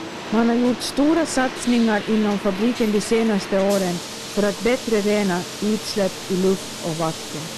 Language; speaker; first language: Swedish; native; Swedish